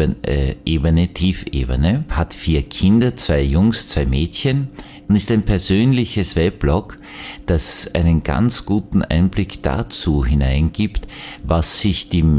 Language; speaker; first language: German; native; German